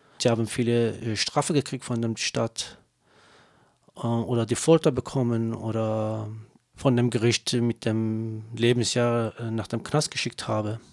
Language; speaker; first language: German; non-native, learner; Kurdish